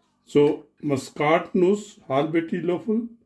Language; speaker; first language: German; non-native, learner; Urdu